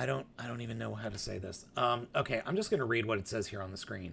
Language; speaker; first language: English; native; English